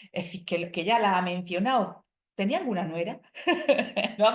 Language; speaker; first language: Spanish; native; Spanish